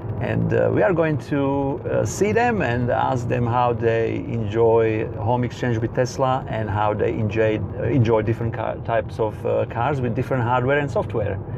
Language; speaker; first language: English; non-native, fluent; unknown